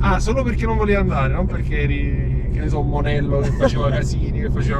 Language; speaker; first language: Italian; native; Italian